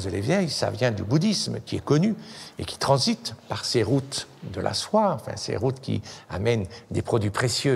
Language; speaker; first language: French; native; French